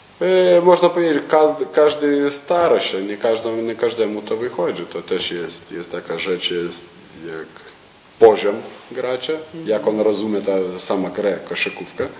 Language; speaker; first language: Polish; non-native, learner; Lithuanian